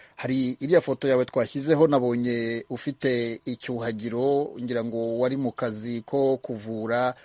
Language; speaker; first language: Kinyarwanda; native; Kinyarwanda